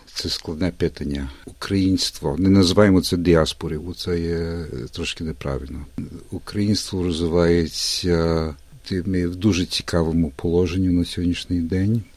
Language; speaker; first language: Ukrainian; early bilingual, heritage; Ukrainian